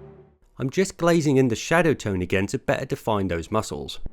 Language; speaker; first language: English; native; English